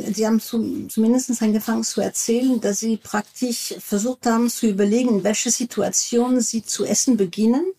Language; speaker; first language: German; non-native, fluent; French